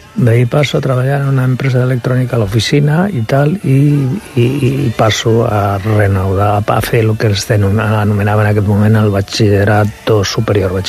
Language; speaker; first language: Catalan; non-native, local second language; Spanish